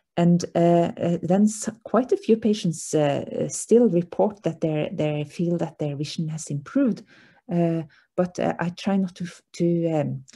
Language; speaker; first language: English; non-native, fluent; Norwegian